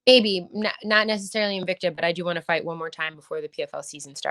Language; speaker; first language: English; native; English